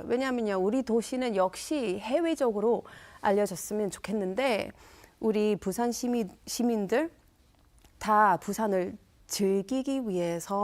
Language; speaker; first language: Korean; non-native, fluent; English